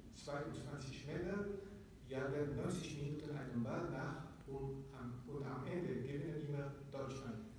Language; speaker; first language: German; non-native, fluent; Indonesian